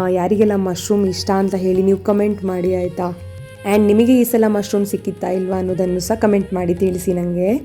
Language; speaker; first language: Kannada; non-native, local second language; Konkani